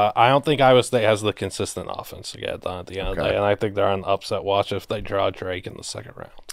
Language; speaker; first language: English; native; English